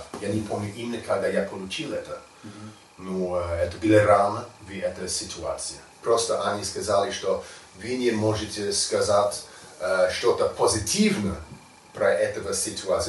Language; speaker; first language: Russian; non-native, learner; English